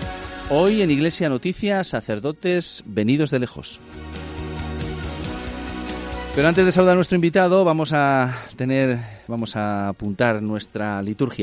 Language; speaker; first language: Spanish; native; Spanish